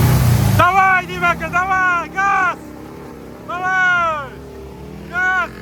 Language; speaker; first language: Russian; non-native, local second language; Uzbek